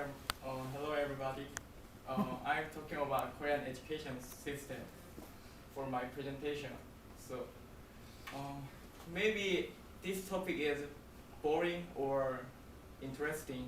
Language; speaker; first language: English; non-native, learner; Korean